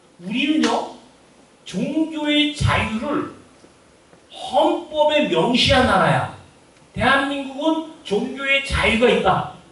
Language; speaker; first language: Korean; native; Korean